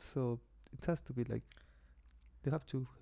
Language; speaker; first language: English; non-native, fluent; Spanish